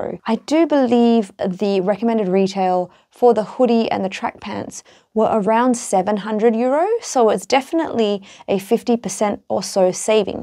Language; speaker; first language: English; native; English